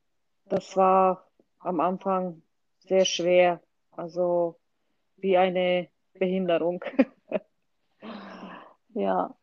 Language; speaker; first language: German; non-native, fluent; Croatian